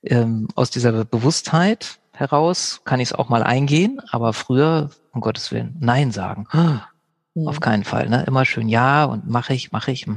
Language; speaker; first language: German; native; German